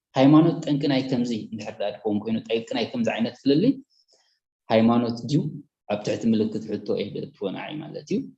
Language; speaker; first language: Tigrinya; native; Tigrinya